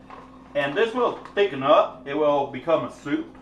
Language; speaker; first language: English; native; English